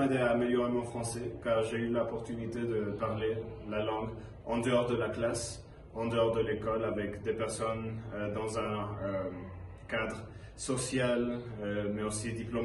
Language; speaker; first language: French; non-native, fluent; Spanish